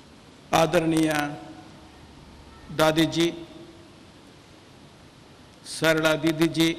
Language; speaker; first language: Hindi; non-native, local second language; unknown